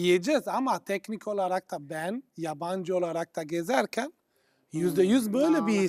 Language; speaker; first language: Turkish; non-native, fluent; Italian